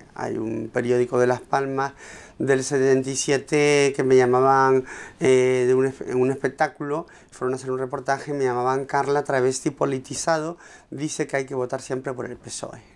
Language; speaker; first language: Spanish; native; Spanish